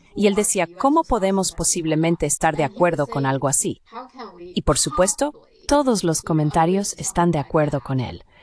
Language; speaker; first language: Spanish; non-native, fluent; Chinese